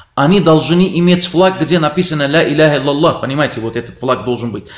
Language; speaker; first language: Russian; non-native, fluent; Arabic